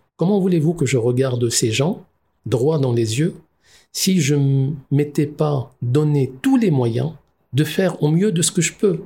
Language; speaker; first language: French; non-native, local second language; Arabic